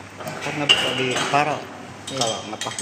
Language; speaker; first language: Indonesian; native; Indonesian